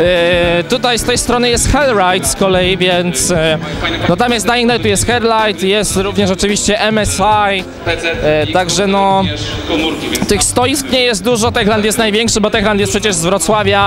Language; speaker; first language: Polish; native; Polish